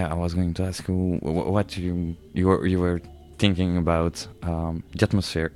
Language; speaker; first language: English; non-native, fluent; French